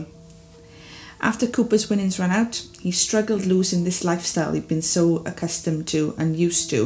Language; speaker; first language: English; native; English